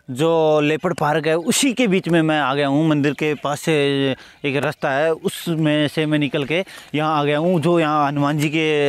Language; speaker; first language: Hindi; native; Hindi